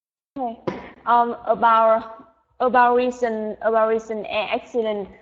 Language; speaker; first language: English; non-native, learner; Vietnamese